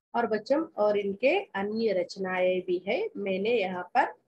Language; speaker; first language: Hindi; non-native, local second language; Telugu